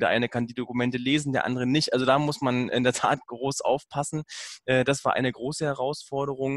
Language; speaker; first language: German; native; German